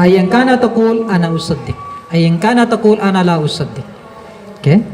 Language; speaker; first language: Arabic; non-native, fluent; Indonesian